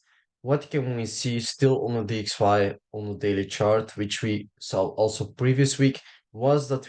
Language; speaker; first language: English; non-native, fluent; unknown